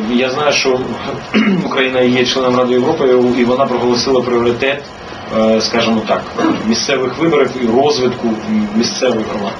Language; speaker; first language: Ukrainian; native; Ukrainian